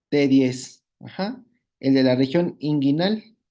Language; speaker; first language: Spanish; native; Spanish